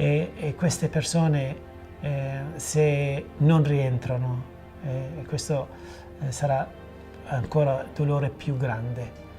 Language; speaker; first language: Italian; non-native, fluent; Assyrian Neo-Aramaic